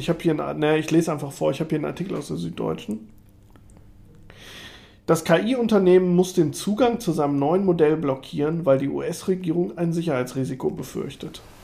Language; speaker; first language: German; native; German